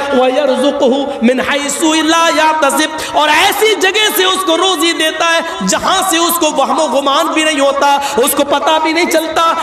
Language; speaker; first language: Urdu; native; Urdu